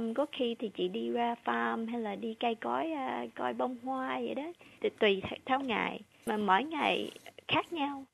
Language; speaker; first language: Vietnamese; early bilingual, heritage; Vietnamese